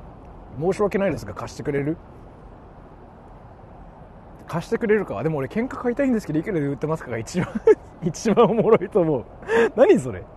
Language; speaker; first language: Japanese; native; Japanese